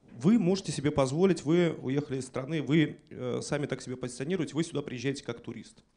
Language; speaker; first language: Russian; native; Russian